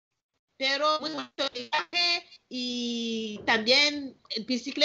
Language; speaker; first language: Spanish; non-native, learner; Malagasy